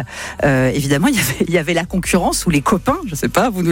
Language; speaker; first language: French; native; French